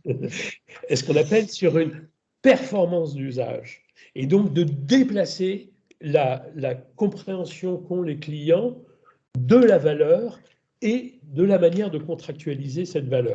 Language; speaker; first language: French; native; French